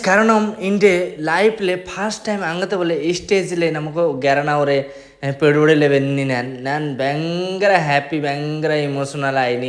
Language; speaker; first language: Malayalam; non-native, learner; Hindi